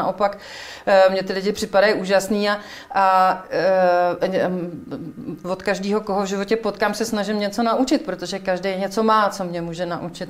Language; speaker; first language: Czech; native; Czech